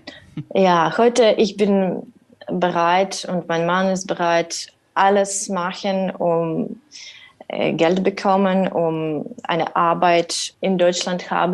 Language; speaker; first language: German; non-native, learner; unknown